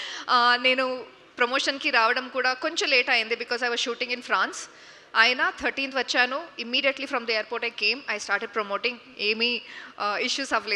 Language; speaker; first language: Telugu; non-native, local second language; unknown